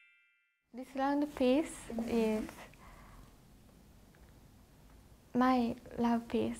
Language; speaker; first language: English; non-native, learner; Japanese